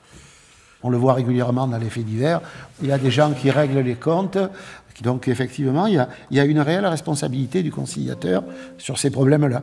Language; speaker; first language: French; native; French